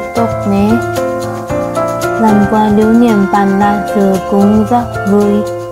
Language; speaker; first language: Vietnamese; non-native, learner; Chinese